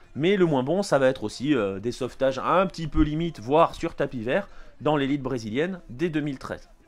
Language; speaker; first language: French; native; French